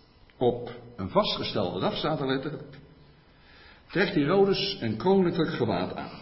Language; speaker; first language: Dutch; native; Dutch